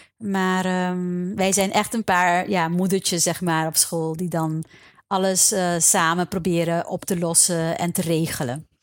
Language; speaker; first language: Dutch; non-native, local second language; Papiamento